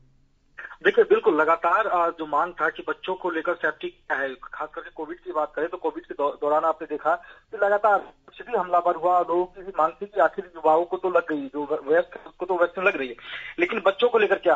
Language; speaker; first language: Hindi; native; Hindi